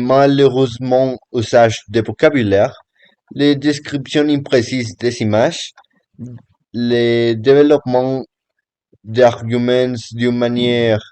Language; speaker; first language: French; non-native, learner; Spanish